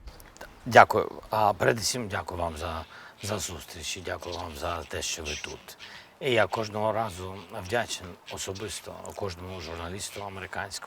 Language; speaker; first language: Ukrainian; non-native, local second language; Russian